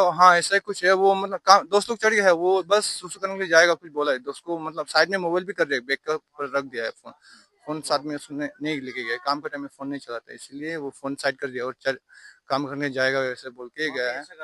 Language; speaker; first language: Hindi; non-native, local second language; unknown